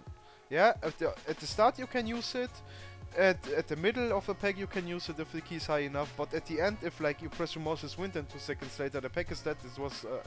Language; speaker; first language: English; non-native, fluent; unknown